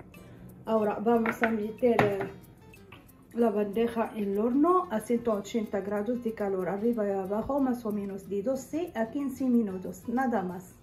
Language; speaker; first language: Spanish; non-native, fluent; Arabic